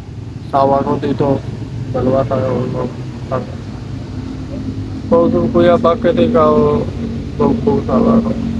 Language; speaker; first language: Filipino; non-native, learner; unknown